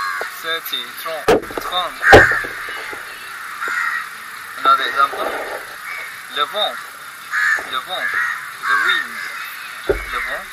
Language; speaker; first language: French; non-native, fluent; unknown